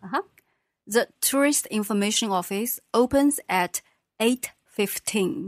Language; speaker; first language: English; non-native, fluent; Chinese